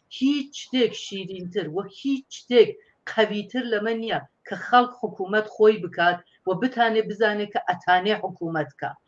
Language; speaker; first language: Central Kurdish; non-native, local second language; Persian